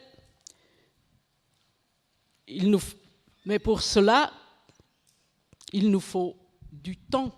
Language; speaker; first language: French; non-native, local second language; German